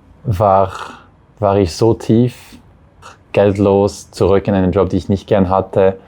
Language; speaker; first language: German; non-native, local second language; French